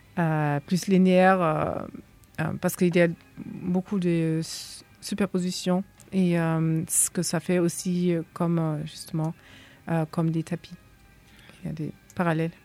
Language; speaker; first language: French; non-native, fluent; German